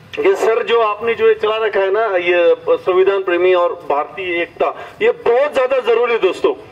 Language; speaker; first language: Hindi; non-native, local second language; Marathi